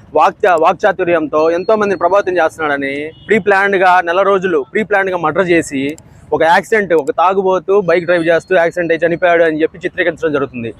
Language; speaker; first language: Telugu; native; Telugu